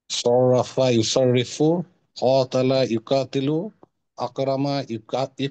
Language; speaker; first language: Arabic; non-native, learner; Bangla